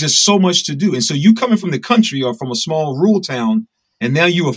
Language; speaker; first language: English; native; English